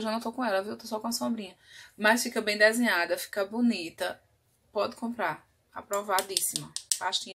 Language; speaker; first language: Portuguese; native; Portuguese